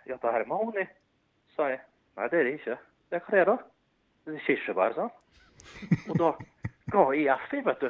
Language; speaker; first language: Norwegian; early bilingual, other home language; Dutch